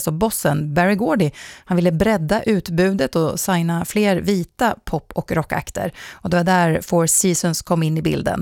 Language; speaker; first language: Swedish; native; Swedish